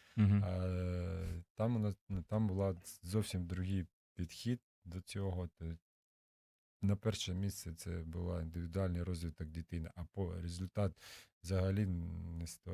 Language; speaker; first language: Ukrainian; non-native, local second language; Russian